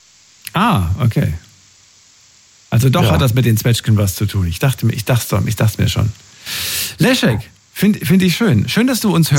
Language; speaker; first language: German; native; German